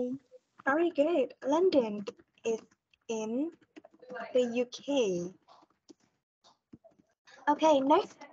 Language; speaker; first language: English; non-native, fluent; Vietnamese